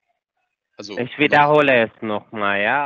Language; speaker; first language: German; non-native, fluent; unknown